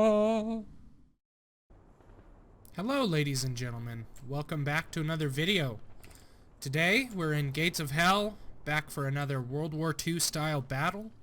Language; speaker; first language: English; native; English